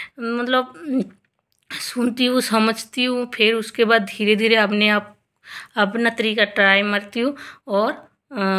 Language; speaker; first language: Hindi; non-native, local second language; Bangla